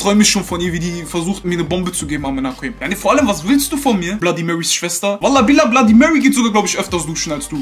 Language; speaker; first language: German; native; German